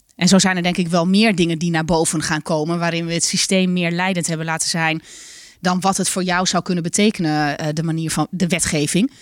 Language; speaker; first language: Dutch; non-native, local second language; Western Frisian